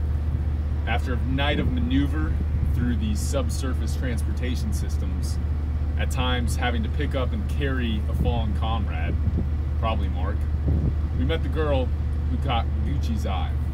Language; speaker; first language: English; native; English